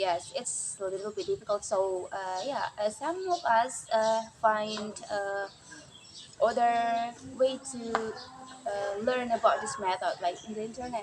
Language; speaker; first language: English; non-native, learner; Indonesian